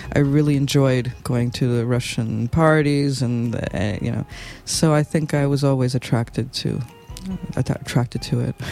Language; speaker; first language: English; early bilingual, other home language; Russian